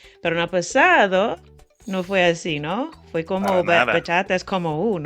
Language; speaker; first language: Spanish; non-native, fluent; English